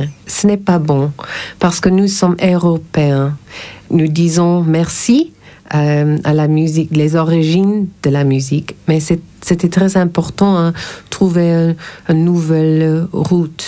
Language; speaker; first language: French; non-native, learner; English